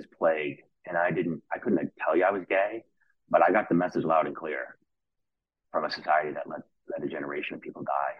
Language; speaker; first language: English; native; English